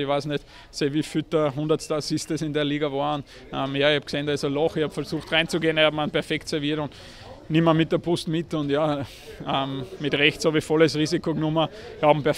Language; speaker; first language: German; native; German